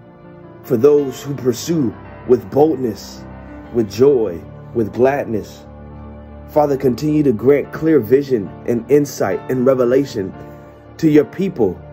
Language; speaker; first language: English; native; English